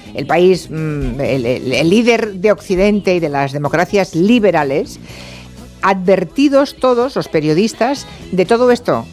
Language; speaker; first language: Spanish; native; Spanish